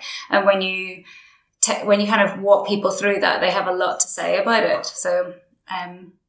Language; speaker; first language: English; native; English